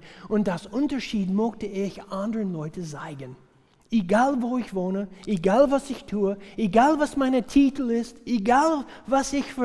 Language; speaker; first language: German; non-native, fluent; English